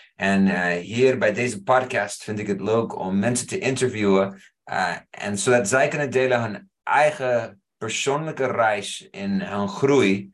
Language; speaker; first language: Dutch; non-native, fluent; English